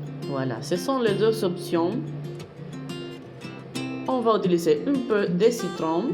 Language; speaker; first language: French; non-native, fluent; Spanish